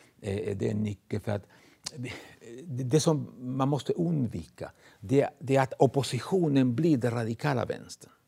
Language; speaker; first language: Swedish; non-native, fluent; Spanish